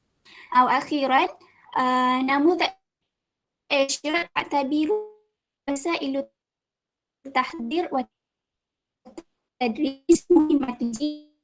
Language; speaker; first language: Arabic; non-native, learner; Malay